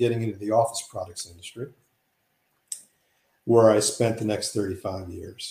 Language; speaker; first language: English; native; English